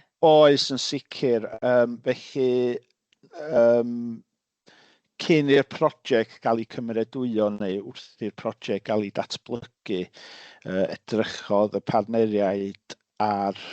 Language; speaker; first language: Welsh; native; Welsh